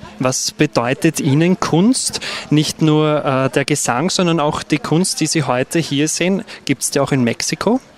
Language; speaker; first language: German; native; German